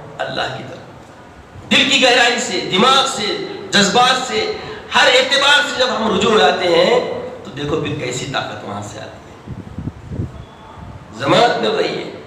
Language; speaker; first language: Urdu; native; Urdu